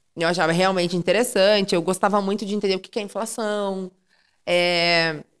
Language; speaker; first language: Portuguese; native; Portuguese